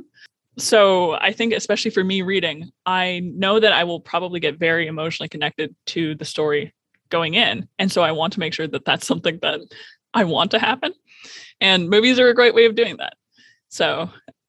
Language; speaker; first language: English; native; English